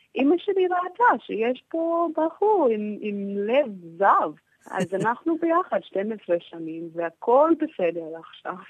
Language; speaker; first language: Hebrew; non-native, fluent; English